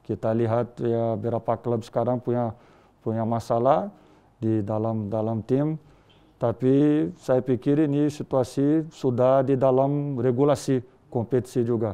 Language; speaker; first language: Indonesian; non-native, learner; Portuguese